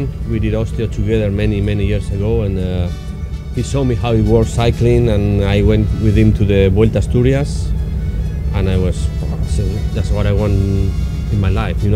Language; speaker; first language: English; non-native, learner; Spanish